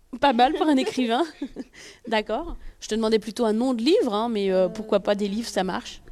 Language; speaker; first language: French; native; French